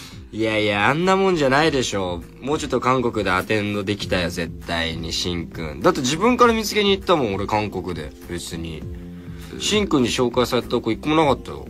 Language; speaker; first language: Japanese; native; Japanese